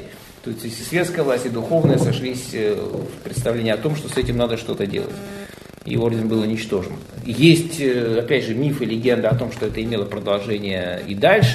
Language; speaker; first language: Russian; native; Russian